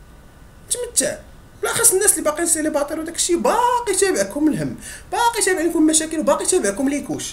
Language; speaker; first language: Arabic; native; Arabic